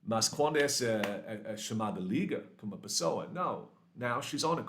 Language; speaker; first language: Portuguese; non-native, learner; English